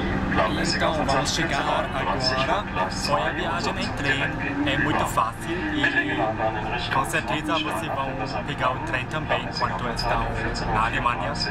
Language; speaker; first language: Portuguese; non-native, fluent; German